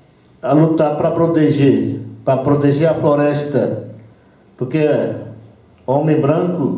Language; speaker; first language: Portuguese; non-native, local second language; Yanomámi